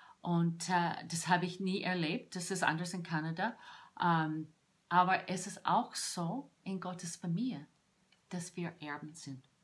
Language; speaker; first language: German; non-native, fluent; English